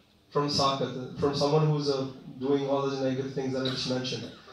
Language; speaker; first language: English; early bilingual, other home language; Punjabi